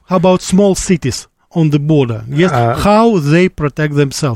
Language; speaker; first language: English; non-native, learner; Russian